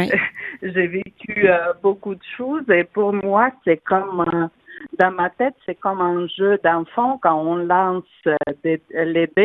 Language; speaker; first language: French; non-native, fluent; Russian